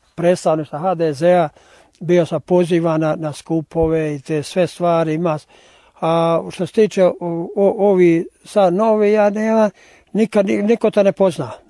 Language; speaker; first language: Croatian; native; Croatian